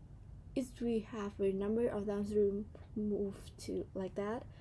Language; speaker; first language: English; non-native, learner; Vietnamese